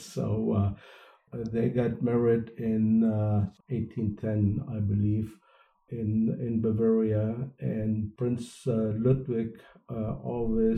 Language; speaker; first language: English; non-native, fluent; German